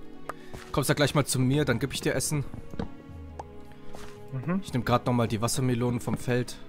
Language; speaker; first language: German; native; German